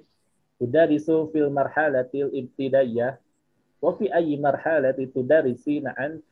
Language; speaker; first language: Arabic; non-native, learner; Indonesian